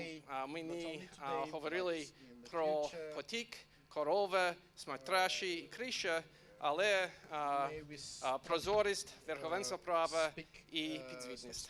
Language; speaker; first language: Ukrainian; non-native, fluent; English